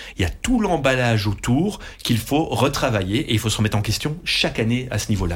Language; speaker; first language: French; non-native, local second language; Dutch